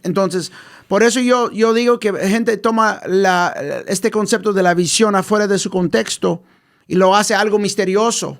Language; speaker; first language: Spanish; early bilingual, heritage; English